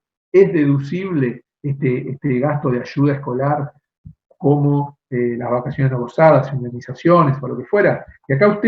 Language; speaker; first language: Spanish; native; Spanish